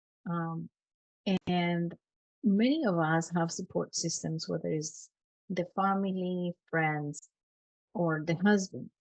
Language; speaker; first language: English; non-native, fluent; Spanish